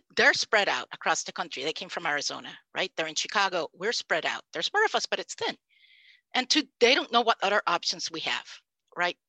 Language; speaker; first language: English; non-native, fluent; Spanish